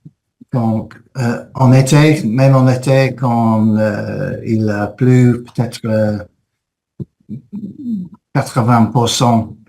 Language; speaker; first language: French; non-native, fluent; English